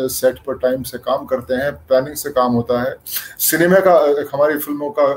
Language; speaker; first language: Hindi; native; Hindi